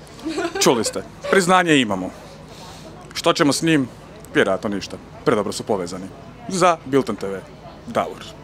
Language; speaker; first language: Croatian; native; Croatian